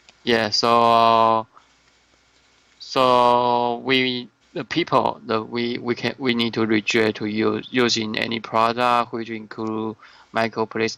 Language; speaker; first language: English; non-native, learner; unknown